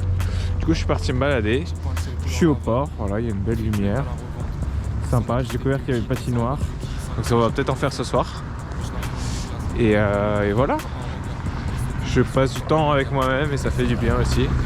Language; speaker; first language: French; native; French